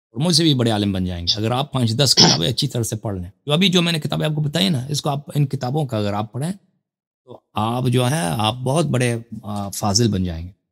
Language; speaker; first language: Urdu; native; Urdu